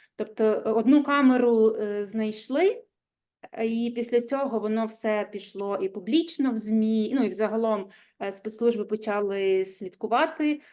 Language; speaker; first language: Ukrainian; native; Ukrainian